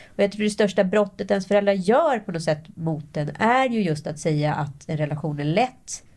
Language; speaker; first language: Swedish; native; Swedish